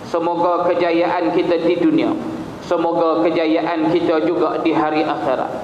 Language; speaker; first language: Malay; native; Malay